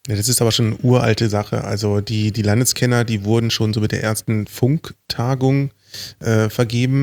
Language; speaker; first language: German; native; German